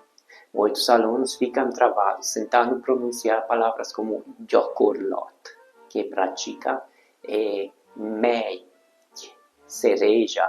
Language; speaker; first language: Portuguese; non-native, fluent; Hungarian